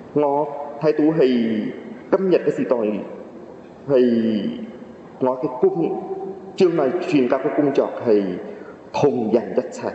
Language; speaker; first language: Cantonese; non-native, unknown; Vietnamese